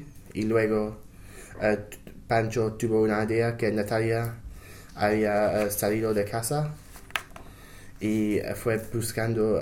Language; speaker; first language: Spanish; non-native, learner; English